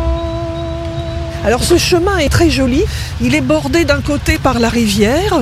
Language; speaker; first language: French; native; French